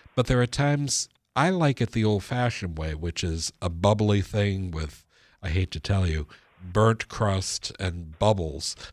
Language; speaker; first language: English; early bilingual, other home language; Italian